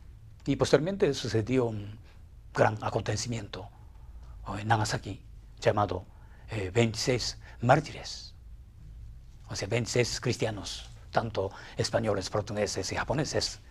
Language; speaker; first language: Spanish; non-native, fluent; Japanese